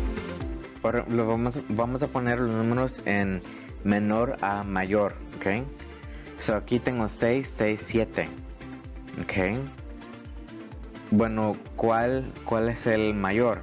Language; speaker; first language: Spanish; early bilingual, heritage; Spanish